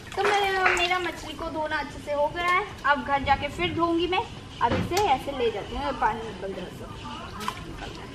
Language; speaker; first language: Hindi; non-native, local second language; Bangla